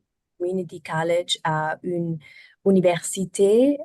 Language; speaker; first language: French; non-native, learner; German